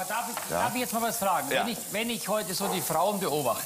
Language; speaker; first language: German; native; German